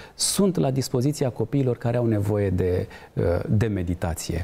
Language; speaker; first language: Romanian; native; Romanian